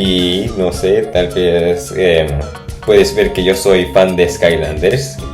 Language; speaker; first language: Spanish; non-native, fluent; English